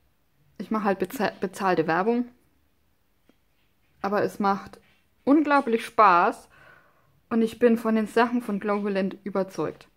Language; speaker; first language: German; non-native, fluent; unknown